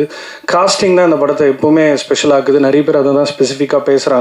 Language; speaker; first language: Tamil; native; Tamil